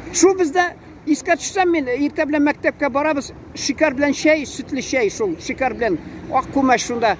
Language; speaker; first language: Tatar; native; Tatar